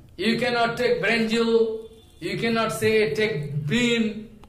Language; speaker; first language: English; non-native, local second language; Bangla